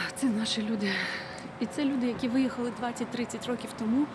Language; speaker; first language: Ukrainian; non-native, local second language; Russian